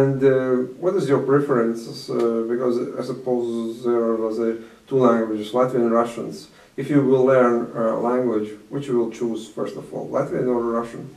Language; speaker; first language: English; non-native, fluent; Latvian